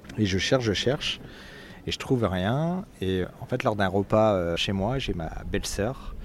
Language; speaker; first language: French; native; French